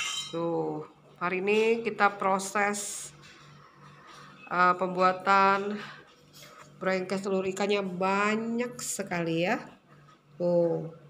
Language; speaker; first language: Indonesian; non-native, local second language; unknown